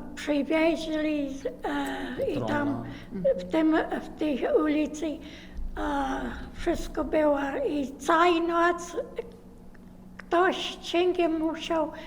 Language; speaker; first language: Polish; early bilingual, heritage; Polish